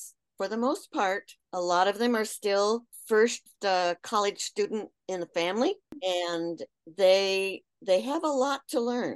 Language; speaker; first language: English; native; English